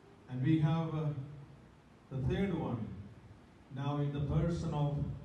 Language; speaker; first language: English; non-native, local second language; Malayalam